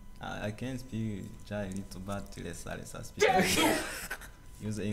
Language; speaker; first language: English; non-native, learner; Kinyarwanda